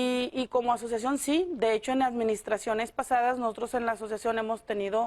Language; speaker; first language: Spanish; native; Spanish